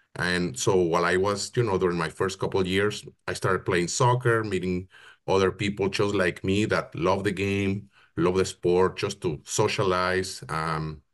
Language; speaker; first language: English; non-native, fluent; Spanish